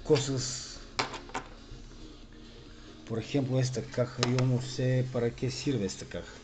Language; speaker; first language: Spanish; non-native, fluent; Bulgarian